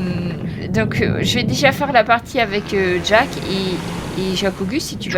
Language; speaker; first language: French; native; French